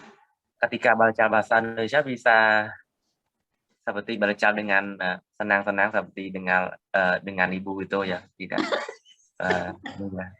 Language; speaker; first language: Indonesian; non-native, learner; Khmer